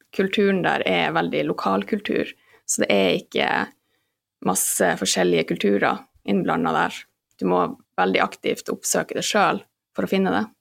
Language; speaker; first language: Norwegian; native; Norwegian